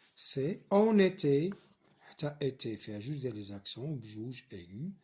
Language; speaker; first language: French; non-native, local second language; Arabic